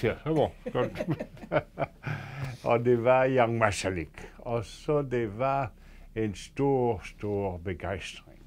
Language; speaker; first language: Danish; non-native, fluent; French